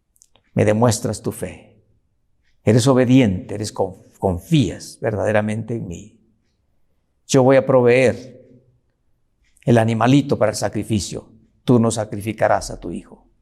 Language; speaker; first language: Spanish; native; Spanish